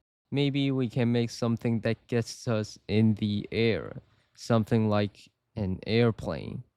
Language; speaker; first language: English; native; English